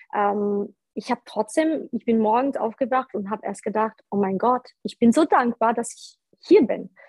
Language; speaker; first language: German; early bilingual, other home language; Polish